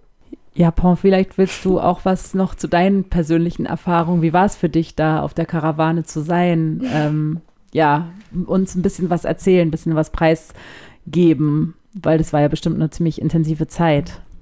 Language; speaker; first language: German; native; German